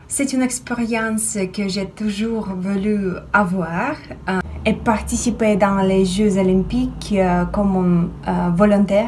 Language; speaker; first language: French; non-native, fluent; Russian